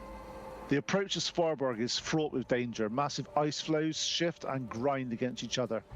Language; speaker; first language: English; native; English